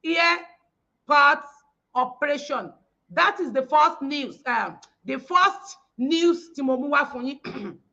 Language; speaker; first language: English; non-native, local second language; Yoruba